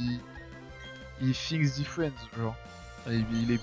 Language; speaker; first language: French; native; French